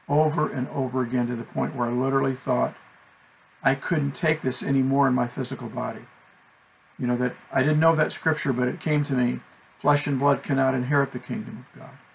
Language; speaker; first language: English; native; English